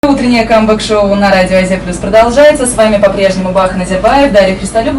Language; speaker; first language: Russian; native; Russian